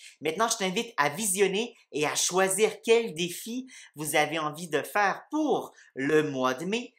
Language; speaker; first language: French; native; French